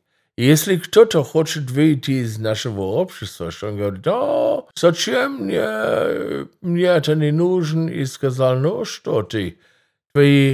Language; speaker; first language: Russian; non-native, fluent; German